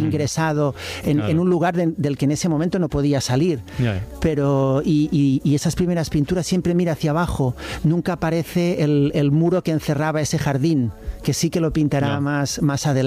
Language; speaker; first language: Spanish; native; Spanish